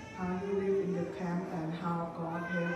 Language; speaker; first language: English; non-native, learner; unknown